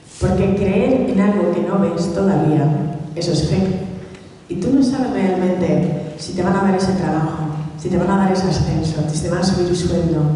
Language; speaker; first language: Spanish; early bilingual, other home language; Catalan